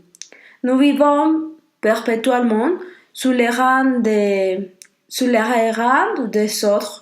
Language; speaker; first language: French; non-native, learner; Spanish